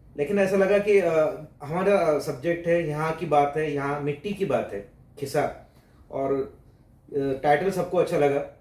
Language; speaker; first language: Hindi; non-native, local second language; Marathi